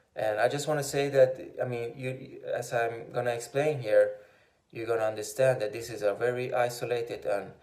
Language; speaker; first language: English; non-native, fluent; Persian